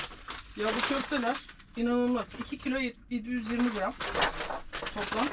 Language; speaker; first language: Turkish; native; Turkish